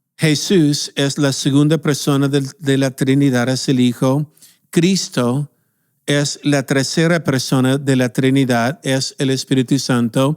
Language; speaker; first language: Spanish; non-native, fluent; English